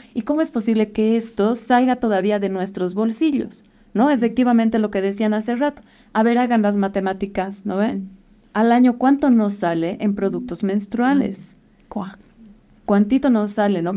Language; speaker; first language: Spanish; native; Spanish